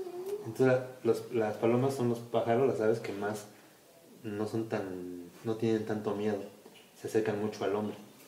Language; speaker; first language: Spanish; native; Spanish